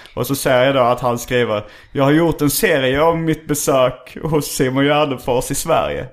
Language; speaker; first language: Swedish; native; Swedish